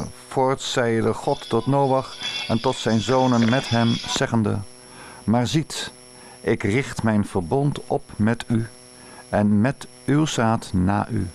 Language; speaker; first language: Dutch; native; Dutch